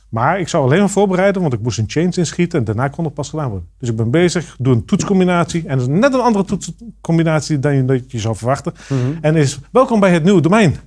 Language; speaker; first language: Dutch; native; Dutch